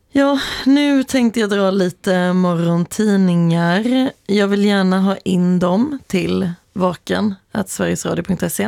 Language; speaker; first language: Swedish; native; Swedish